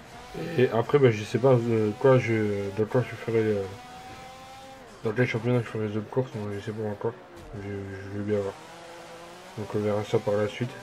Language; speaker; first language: French; native; French